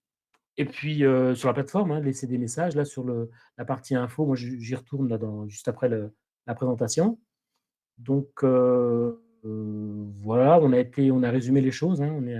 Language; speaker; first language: French; native; French